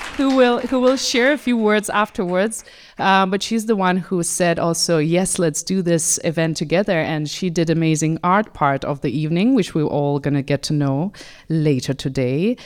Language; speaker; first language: English; non-native, fluent; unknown